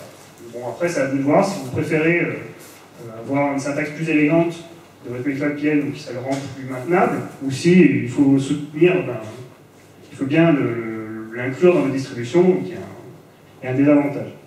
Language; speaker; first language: French; native; French